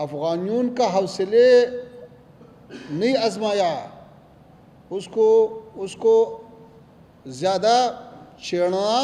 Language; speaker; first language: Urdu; non-native, fluent; Pashto